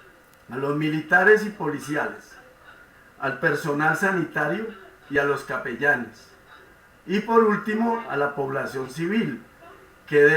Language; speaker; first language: Spanish; native; Spanish